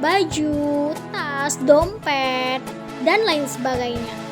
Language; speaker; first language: Indonesian; native; Indonesian